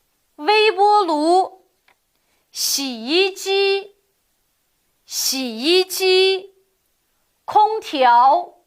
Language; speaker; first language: Chinese; non-native, fluent; Uyghur